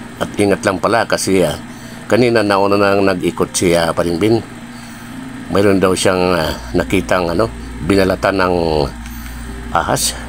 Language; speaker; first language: Filipino; non-native, local second language; Bikol